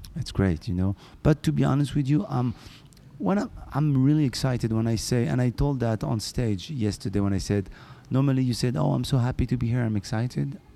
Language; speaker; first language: English; non-native, fluent; Arabic